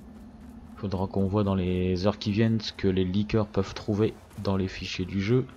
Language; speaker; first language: French; native; French